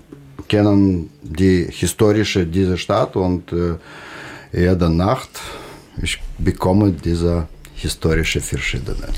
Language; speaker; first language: German; non-native, learner; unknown